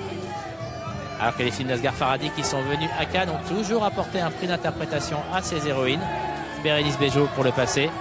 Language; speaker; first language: French; native; French